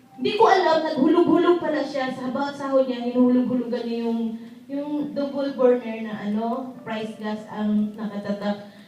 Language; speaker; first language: Filipino; non-native, local second language; Cebuano